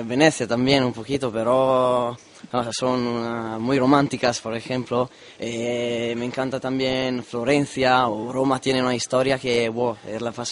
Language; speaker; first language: Spanish; non-native, learner; Italian